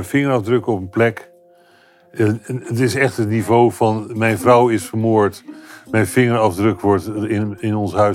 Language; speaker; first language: Dutch; native; Dutch